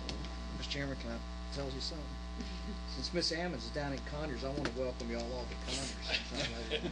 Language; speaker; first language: English; native; English